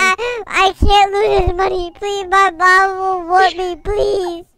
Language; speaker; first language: English; native; English